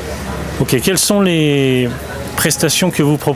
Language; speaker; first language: French; native; French